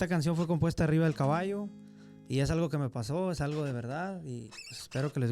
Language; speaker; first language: Spanish; native; Spanish